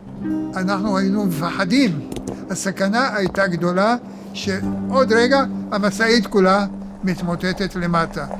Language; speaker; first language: Hebrew; early bilingual, other home language; Arabic